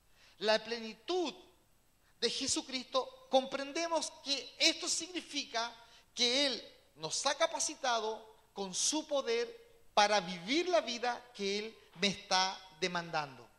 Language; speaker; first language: Spanish; native; Spanish